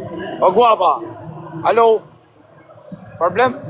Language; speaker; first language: Spanish; non-native, learner; Albanian